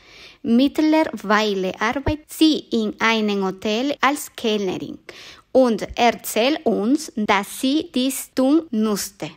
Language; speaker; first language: German; non-native, fluent; Spanish